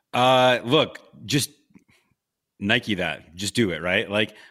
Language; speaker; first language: English; native; English